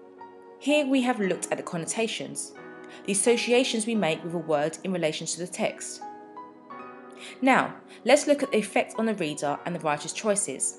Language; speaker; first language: English; native; English